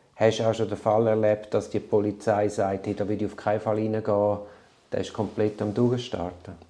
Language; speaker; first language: German; native; German